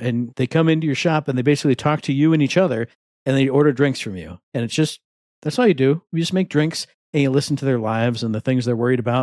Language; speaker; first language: English; native; English